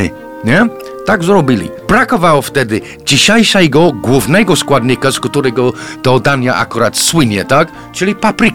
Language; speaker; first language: Polish; non-native, fluent; English